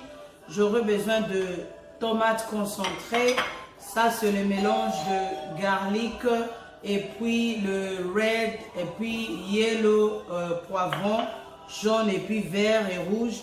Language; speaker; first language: French; non-native, local second language; Lingala